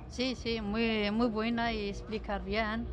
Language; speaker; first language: Spanish; non-native, learner; Arabic